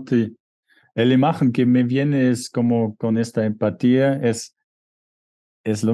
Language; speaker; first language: Spanish; non-native, fluent; German